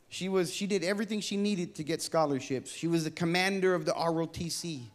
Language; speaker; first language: English; native; English